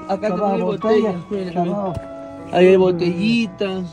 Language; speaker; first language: Spanish; native; Spanish